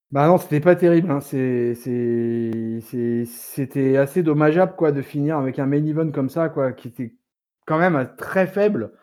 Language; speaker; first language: French; native; French